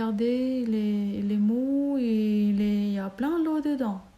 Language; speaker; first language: French; non-native, learner; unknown